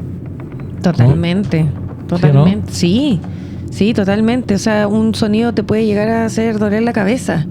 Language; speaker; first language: Spanish; native; Spanish